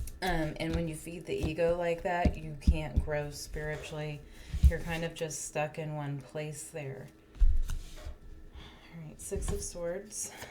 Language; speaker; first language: English; native; English